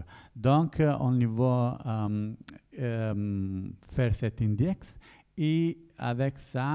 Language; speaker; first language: French; non-native, learner; Italian